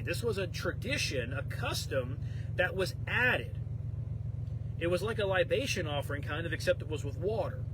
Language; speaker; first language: English; native; English